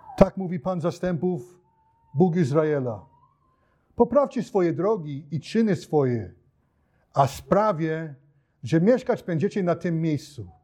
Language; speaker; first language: Polish; non-native, fluent; English